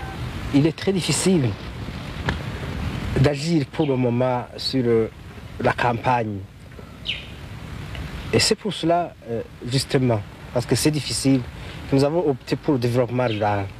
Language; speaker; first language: French; non-native, local second language; Rundi